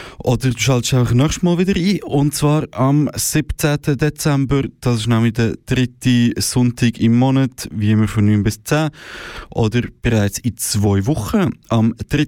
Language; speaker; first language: German; native; German